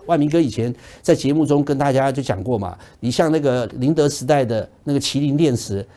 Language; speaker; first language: Chinese; native; Chinese